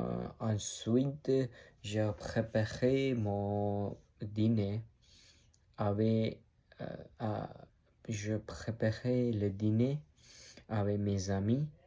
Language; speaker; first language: French; non-native, learner; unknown